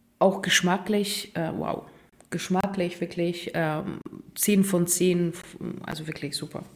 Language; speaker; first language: German; non-native, fluent; Russian